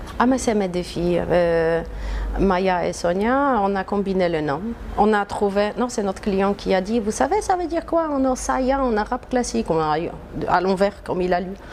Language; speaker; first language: French; non-native, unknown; Polish